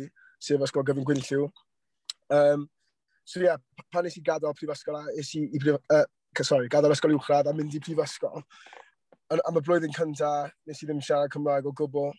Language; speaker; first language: Welsh; non-native, local second language; English